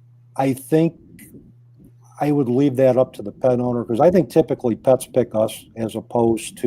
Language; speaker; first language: English; native; English